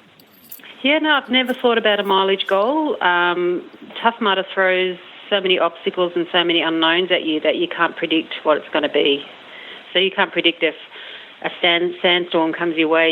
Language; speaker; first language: English; native; English